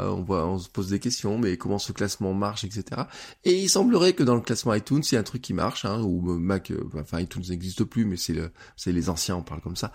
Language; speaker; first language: French; native; French